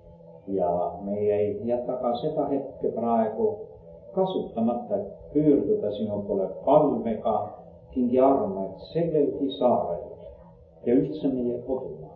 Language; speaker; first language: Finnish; non-native, learner; Estonian